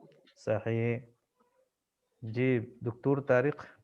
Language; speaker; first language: Arabic; non-native, fluent; Urdu